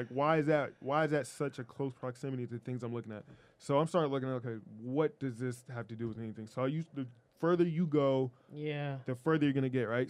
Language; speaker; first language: English; native; English